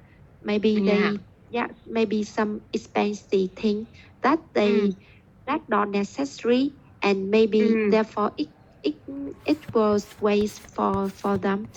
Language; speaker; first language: English; non-native, learner; Vietnamese